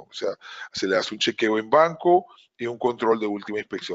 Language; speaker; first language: Spanish; native; Spanish